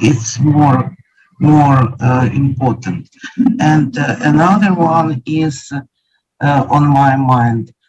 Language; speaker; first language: English; non-native, learner; Ukrainian